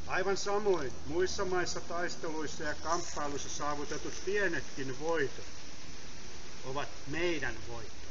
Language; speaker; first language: Finnish; native; Finnish